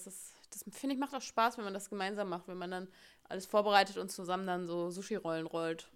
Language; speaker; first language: German; native; German